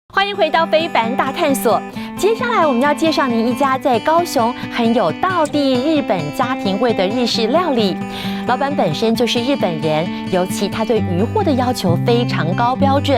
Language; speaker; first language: Chinese; native; Chinese